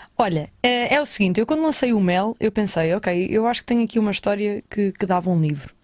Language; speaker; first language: Portuguese; native; Portuguese